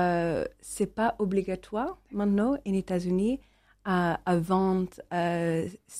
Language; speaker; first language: French; non-native, learner; English